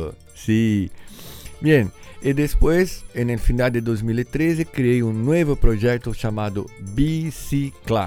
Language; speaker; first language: Spanish; non-native, fluent; Portuguese